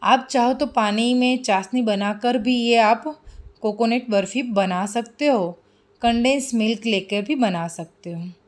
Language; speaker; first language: Hindi; non-native, local second language; Gujarati